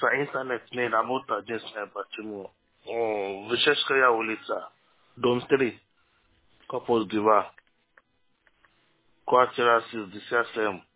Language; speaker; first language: Russian; non-native, learner; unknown